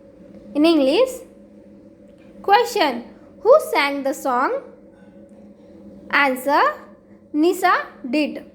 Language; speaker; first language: English; non-native, local second language; Hindi